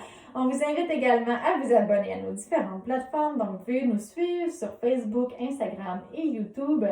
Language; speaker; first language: French; native; French